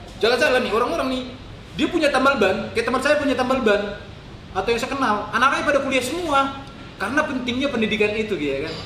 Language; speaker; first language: Indonesian; non-native, local second language; Batak Toba